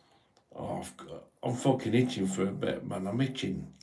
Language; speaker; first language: English; native; English